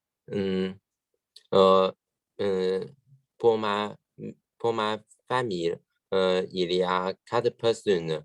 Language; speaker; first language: French; non-native, learner; Chinese